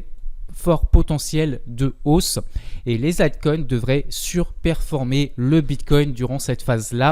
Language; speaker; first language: French; native; French